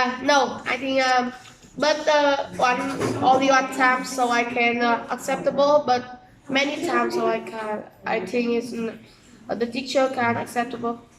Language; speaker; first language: English; non-native, learner; Vietnamese